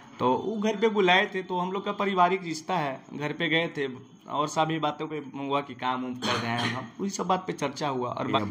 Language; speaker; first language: Hindi; native; Hindi